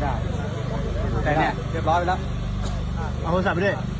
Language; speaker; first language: Thai; native; Thai